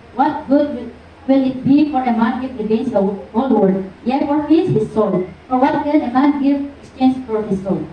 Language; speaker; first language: English; non-native, local second language; Filipino